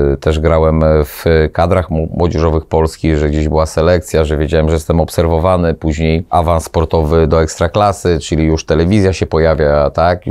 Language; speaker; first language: Polish; native; Polish